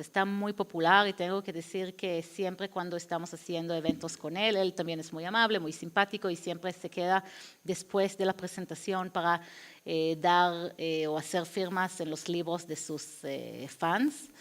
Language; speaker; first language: Spanish; non-native, fluent; Hebrew